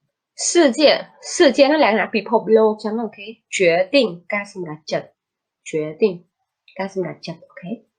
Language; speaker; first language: Chinese; non-native, fluent; Khmer